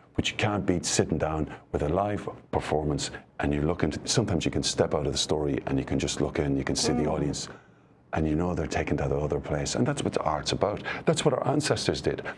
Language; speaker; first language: English; native; English